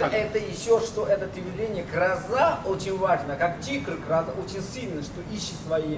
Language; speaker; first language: Russian; non-native, learner; Chinese